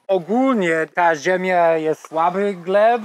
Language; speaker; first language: Polish; non-native, learner; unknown